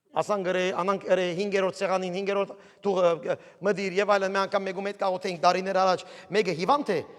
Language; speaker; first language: Armenian; early bilingual, heritage; Armenian